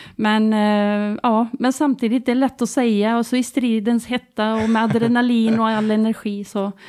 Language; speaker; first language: Swedish; native; Swedish